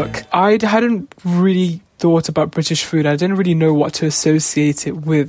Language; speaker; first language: English; native; English